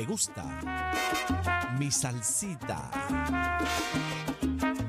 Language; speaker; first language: Spanish; native; Spanish